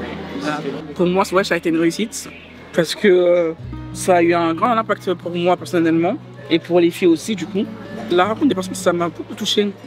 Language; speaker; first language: French; native; French